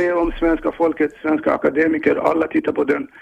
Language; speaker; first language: Swedish; non-native, learner; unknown